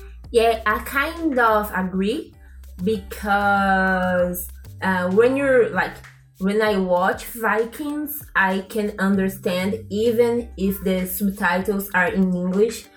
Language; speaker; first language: English; non-native, learner; Portuguese